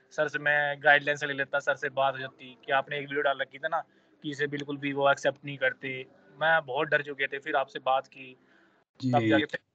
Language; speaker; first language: Hindi; native; Hindi